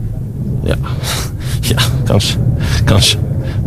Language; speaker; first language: Norwegian; non-native, learner; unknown